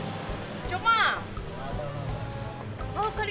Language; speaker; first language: Indonesian; non-native, learner; Japanese